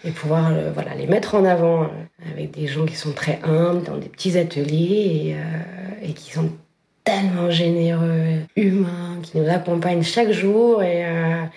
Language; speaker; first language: French; native; French